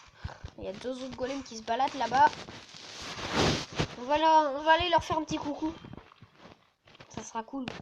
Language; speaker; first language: French; native; French